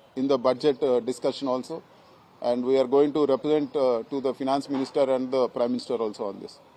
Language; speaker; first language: English; non-native, local second language; Telugu